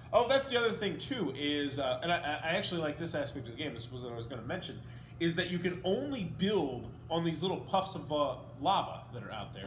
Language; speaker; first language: English; native; English